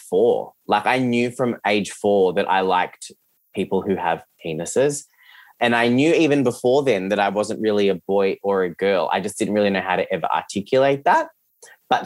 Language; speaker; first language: English; early bilingual, other home language; Serbian